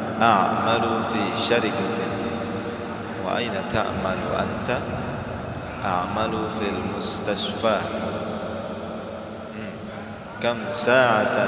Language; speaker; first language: Arabic; non-native, fluent; Indonesian